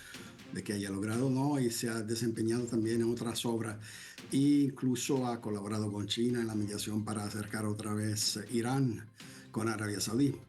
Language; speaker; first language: Spanish; non-native, fluent; Italian